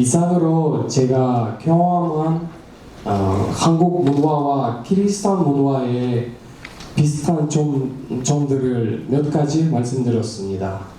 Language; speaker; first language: Korean; non-native, learner; Kyrgyz